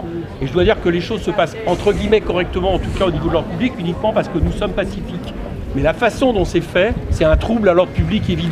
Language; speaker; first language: French; native; French